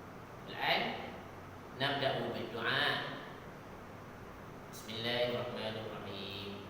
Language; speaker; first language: Arabic; non-native, fluent; Malay